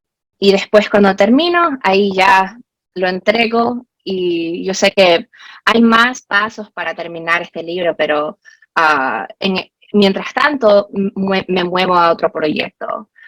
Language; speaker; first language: Spanish; early bilingual, heritage; Spanish